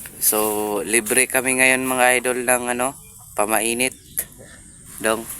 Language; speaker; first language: Filipino; non-native, local second language; Cebuano